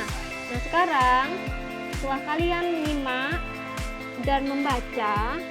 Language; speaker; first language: Indonesian; native; Indonesian